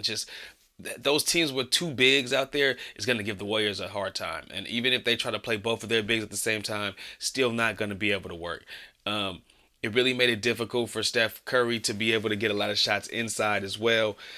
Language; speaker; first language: English; native; English